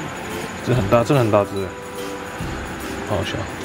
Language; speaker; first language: Chinese; native; Chinese